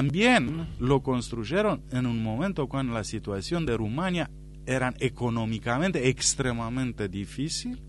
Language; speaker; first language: Spanish; non-native, fluent; Romanian